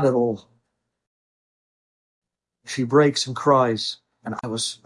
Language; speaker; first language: English; native; English